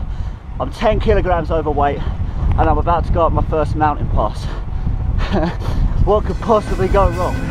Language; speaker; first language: English; native; English